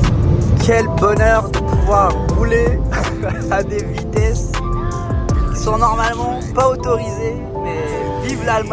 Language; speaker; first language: French; native; French